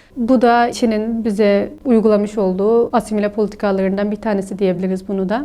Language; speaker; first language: Turkish; non-native, fluent; Uyghur